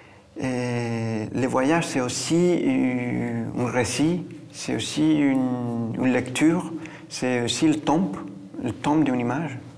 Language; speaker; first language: French; non-native, fluent; Spanish